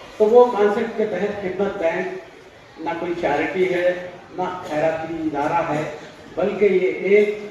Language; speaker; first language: Urdu; native; Urdu